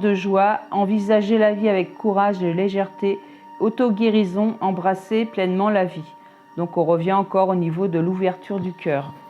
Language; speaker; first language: French; native; French